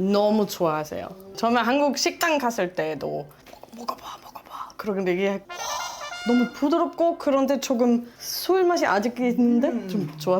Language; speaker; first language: Korean; non-native, learner; German